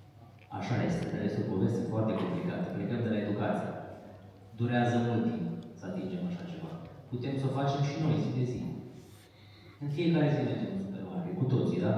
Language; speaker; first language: Romanian; native; Romanian